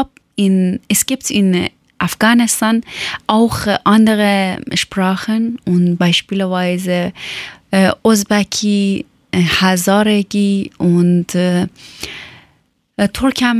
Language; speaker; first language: German; non-native, learner; Persian